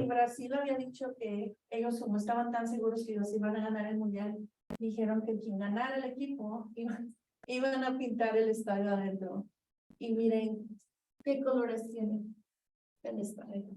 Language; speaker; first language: Spanish; early bilingual, heritage; Spanish